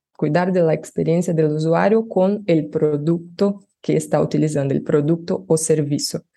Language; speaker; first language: Spanish; non-native, fluent; Portuguese